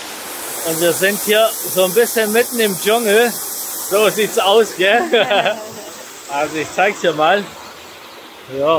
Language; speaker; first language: German; native; German